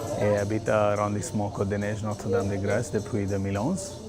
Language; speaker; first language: French; non-native, learner; Tamil